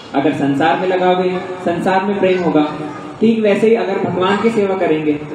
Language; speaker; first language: Hindi; native; Hindi